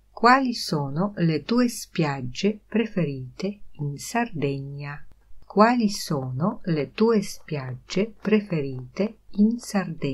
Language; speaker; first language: Italian; non-native, fluent; Polish